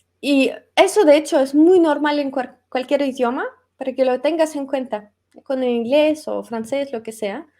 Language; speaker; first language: Spanish; non-native, fluent; Russian